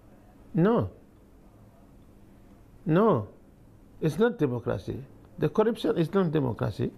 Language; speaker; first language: English; non-native, learner; Bambara